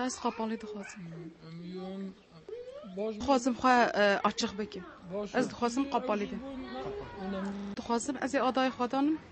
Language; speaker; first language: Turkish; non-native, learner; Kurdish